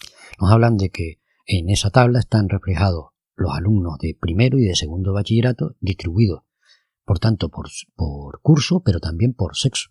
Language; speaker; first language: Spanish; native; Spanish